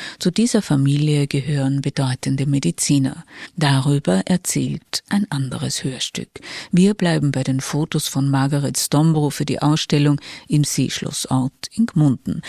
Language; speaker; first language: German; native; German